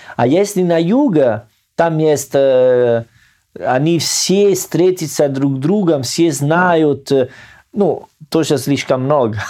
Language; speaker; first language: Russian; non-native, learner; Italian